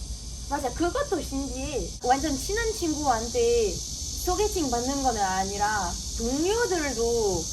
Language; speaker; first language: Korean; non-native, fluent; French